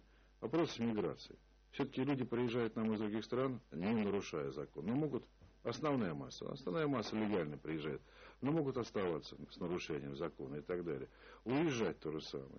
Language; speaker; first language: Russian; native; Russian